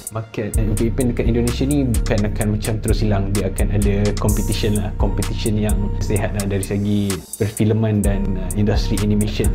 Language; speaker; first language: Malay; native; Malay